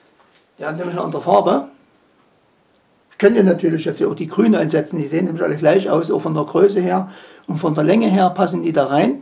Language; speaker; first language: German; native; German